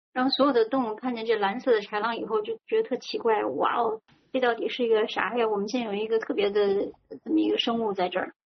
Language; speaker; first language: Chinese; native; Chinese